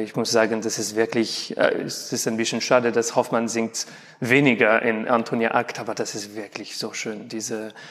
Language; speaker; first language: German; non-native, learner; French